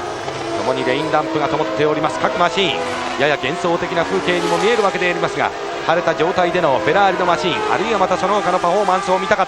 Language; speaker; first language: Japanese; native; Japanese